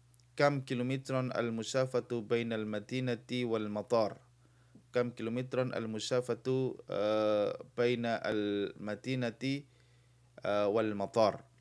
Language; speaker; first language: Arabic; non-native, fluent; Indonesian